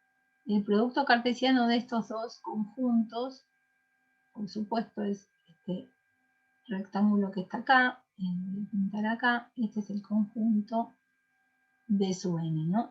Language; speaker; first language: Spanish; native; Spanish